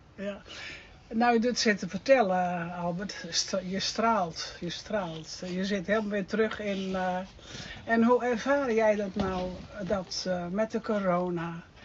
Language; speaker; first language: Dutch; native; Dutch